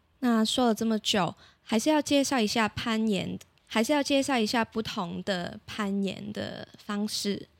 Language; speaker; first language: Chinese; non-native, local second language; Cantonese